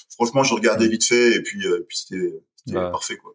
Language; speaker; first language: French; native; French